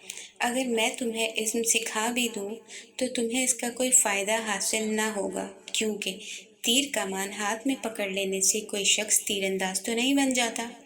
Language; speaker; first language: Urdu; native; Urdu